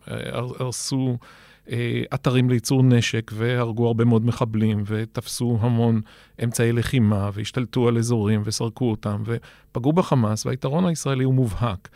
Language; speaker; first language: Hebrew; native; Hebrew